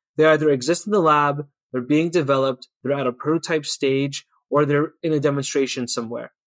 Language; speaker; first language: English; early bilingual, other home language; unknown